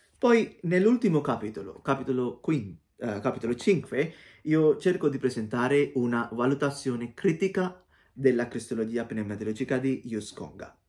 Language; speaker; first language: Italian; non-native, fluent; Sinhala